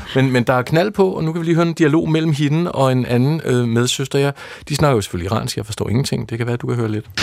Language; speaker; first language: Danish; native; Danish